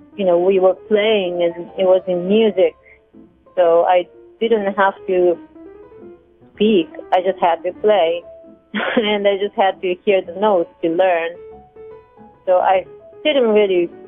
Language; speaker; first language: English; non-native, fluent; Japanese